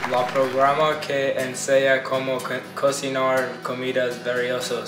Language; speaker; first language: Spanish; non-native, learner; English